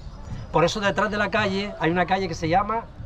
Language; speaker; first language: Spanish; native; Spanish